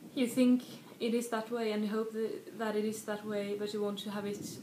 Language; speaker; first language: English; non-native, fluent; Swedish